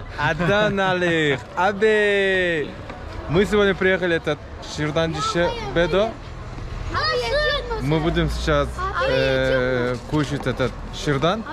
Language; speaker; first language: Russian; non-native, learner; Turkish